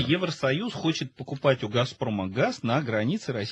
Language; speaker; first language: Russian; native; Russian